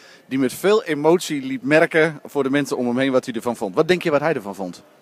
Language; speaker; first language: Dutch; native; Dutch